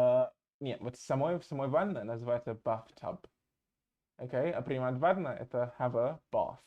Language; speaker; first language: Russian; non-native, fluent; English